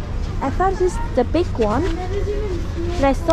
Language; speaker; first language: English; non-native, learner; Vietnamese